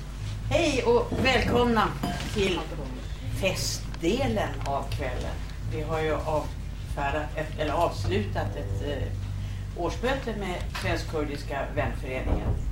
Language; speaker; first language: Swedish; native; Swedish